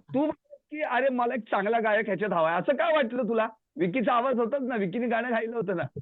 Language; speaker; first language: Marathi; native; Marathi